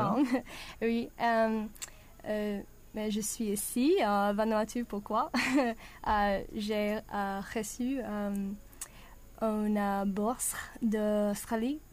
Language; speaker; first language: French; non-native, learner; English